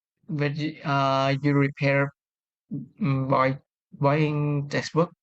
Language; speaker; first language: English; non-native, fluent; Vietnamese